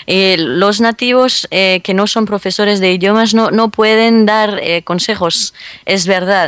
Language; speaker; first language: Spanish; non-native, fluent; French